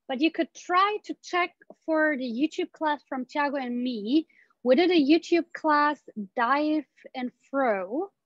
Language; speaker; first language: English; non-native, fluent; German